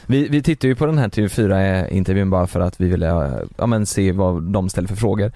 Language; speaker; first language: Swedish; native; Swedish